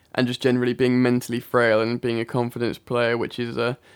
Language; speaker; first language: English; native; English